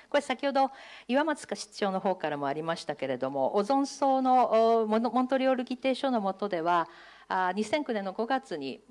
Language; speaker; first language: Japanese; native; Japanese